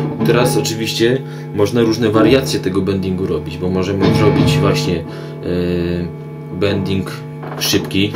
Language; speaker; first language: Polish; native; Polish